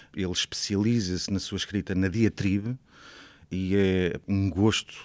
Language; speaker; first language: Portuguese; native; Portuguese